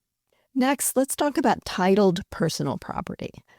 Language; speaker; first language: English; native; English